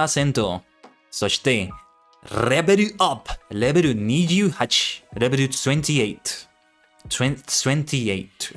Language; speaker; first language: Japanese; non-native, learner; English